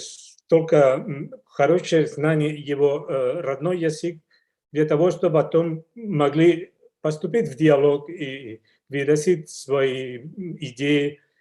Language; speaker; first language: Russian; non-native, learner; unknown